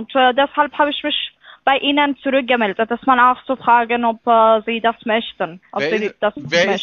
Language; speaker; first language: German; non-native, fluent; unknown